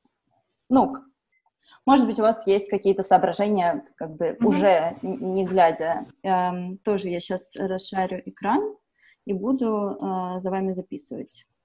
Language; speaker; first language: Russian; native; Russian